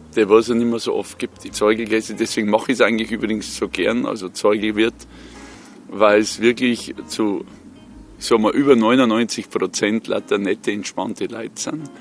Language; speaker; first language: German; native; German